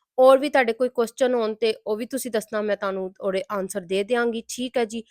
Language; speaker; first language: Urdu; non-native, local second language; Punjabi